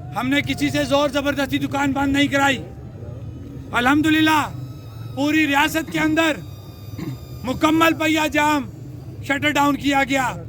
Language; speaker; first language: Urdu; non-native, local second language; Punjabi